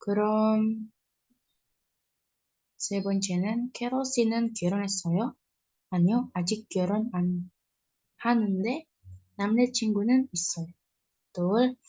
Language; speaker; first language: Korean; non-native, fluent; Indonesian